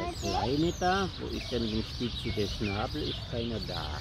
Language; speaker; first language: German; native; German